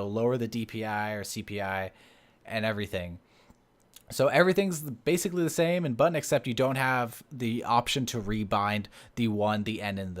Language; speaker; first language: English; native; English